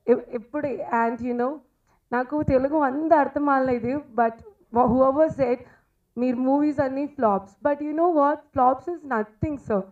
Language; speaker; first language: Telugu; non-native, learner; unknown